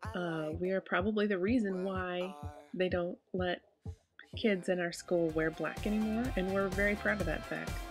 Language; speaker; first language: English; native; English